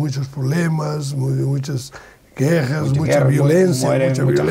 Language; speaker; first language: Spanish; non-native, learner; Portuguese